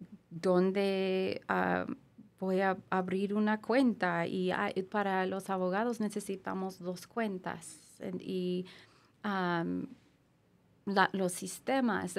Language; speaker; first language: Spanish; non-native, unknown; English